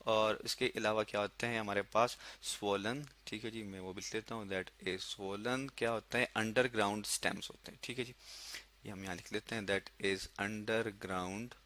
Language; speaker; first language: Urdu; native; Urdu